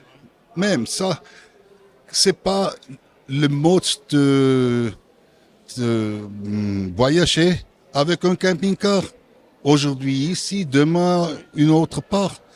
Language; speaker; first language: French; non-native, local second language; German